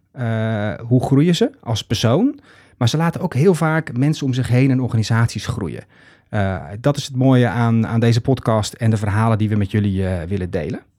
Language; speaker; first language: Dutch; native; Dutch